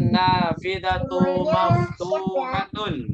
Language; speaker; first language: Arabic; non-native, fluent; Indonesian